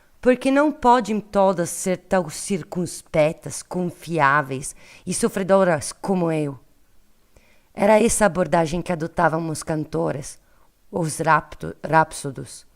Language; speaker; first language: Portuguese; non-native, learner; Italian